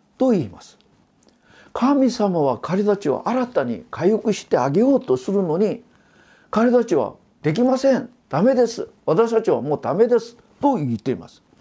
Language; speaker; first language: Japanese; non-native, fluent; Korean